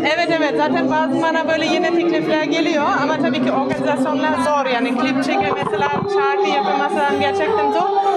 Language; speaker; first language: Turkish; non-native, fluent; German